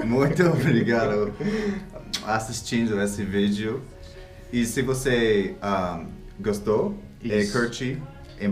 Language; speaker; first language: Portuguese; non-native, learner; English